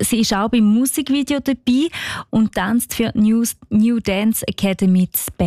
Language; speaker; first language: German; native; German